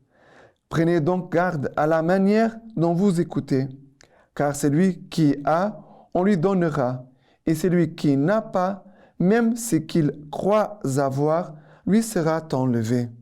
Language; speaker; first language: French; non-native, fluent; Portuguese